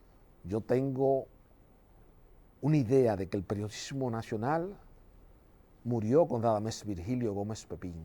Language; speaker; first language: Spanish; native; Spanish